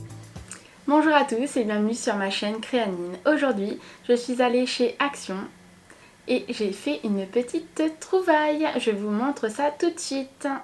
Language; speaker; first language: French; native; French